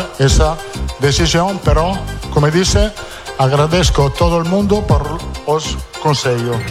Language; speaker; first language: Portuguese; non-native, fluent; Italian